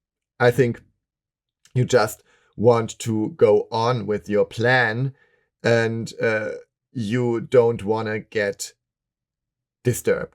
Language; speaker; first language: English; non-native, fluent; German